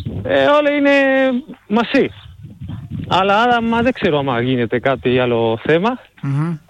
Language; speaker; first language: Greek; non-native, learner; Spanish